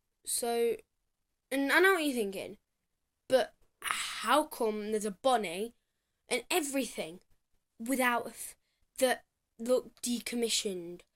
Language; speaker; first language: English; native; English